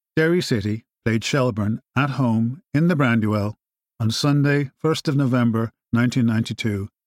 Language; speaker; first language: English; native; English